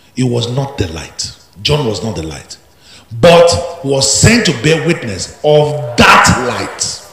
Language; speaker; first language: English; non-native, local second language; Yoruba